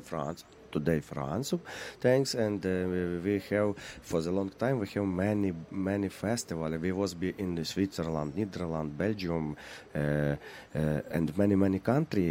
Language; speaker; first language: English; non-native, learner; Ukrainian